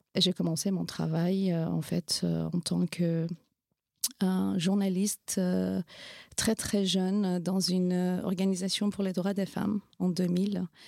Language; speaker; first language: French; non-native, fluent; Kurdish